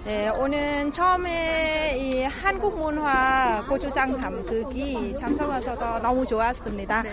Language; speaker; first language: Korean; non-native, learner; Vietnamese